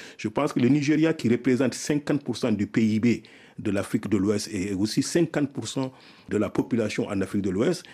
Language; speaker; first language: French; non-native, local second language; Soninke